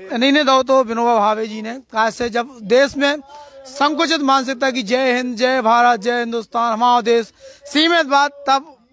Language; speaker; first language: Hindi; native; Hindi